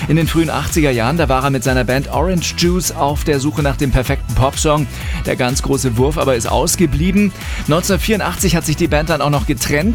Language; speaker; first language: German; native; German